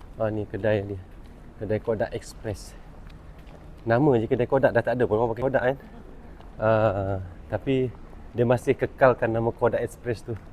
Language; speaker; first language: Malay; native; Malay